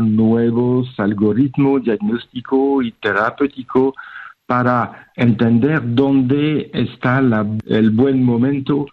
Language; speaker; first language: Spanish; non-native, fluent; French